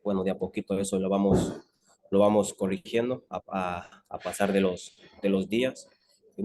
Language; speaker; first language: Spanish; native; Spanish